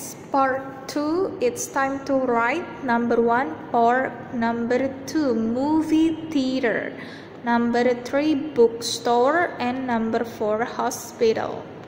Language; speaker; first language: English; non-native, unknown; Indonesian